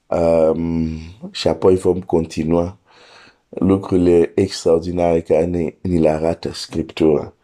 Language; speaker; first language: Romanian; non-native, fluent; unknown